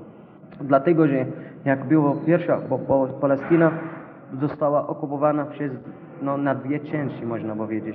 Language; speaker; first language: Polish; non-native, learner; Arabic